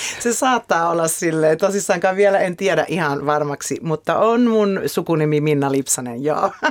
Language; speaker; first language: Finnish; early bilingual, heritage; Finnish